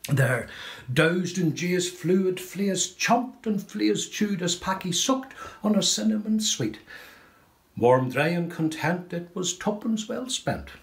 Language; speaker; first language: English; native; English